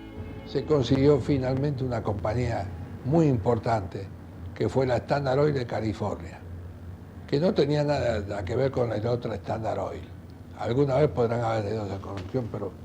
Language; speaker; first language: Spanish; native; Spanish